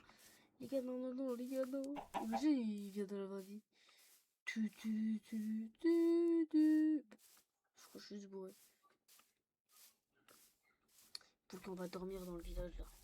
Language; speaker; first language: French; native; French